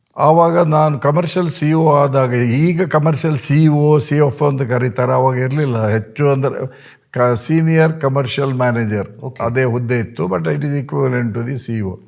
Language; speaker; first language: Kannada; non-native, local second language; Konkani